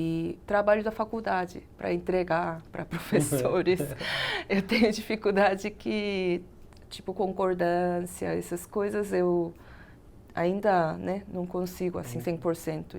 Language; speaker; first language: Portuguese; non-native, fluent; Korean